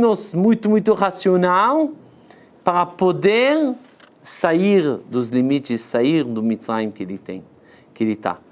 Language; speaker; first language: Portuguese; non-native, fluent; Hebrew